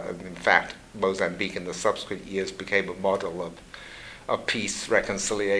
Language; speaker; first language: English; native; English